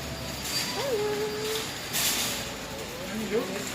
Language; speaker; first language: English; non-native, local second language; Filipino